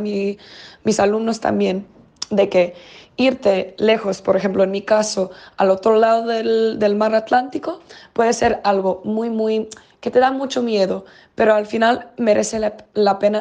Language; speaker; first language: Spanish; non-native, fluent; English